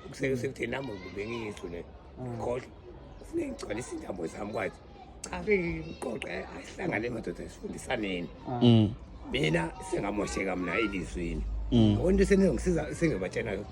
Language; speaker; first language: Zulu; native; Zulu